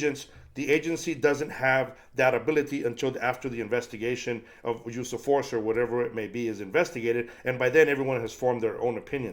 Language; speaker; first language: English; native; English